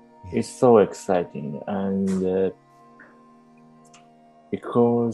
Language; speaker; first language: English; non-native, learner; Japanese